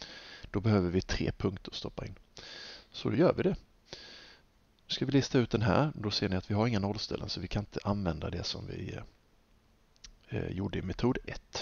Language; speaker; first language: Swedish; native; Swedish